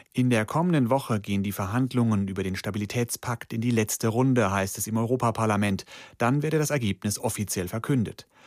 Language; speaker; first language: German; native; German